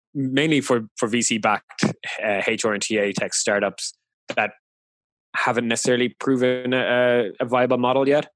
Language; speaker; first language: English; native; English